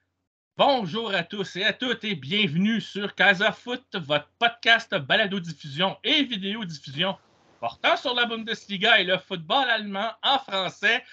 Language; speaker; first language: French; native; French